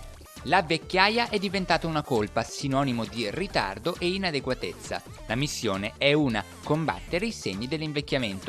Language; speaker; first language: Italian; native; Italian